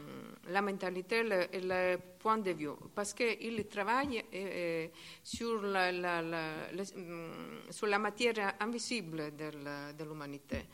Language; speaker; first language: French; non-native, learner; Italian